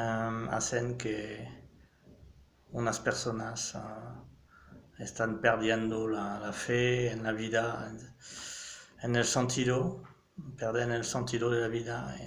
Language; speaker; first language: Spanish; non-native, fluent; French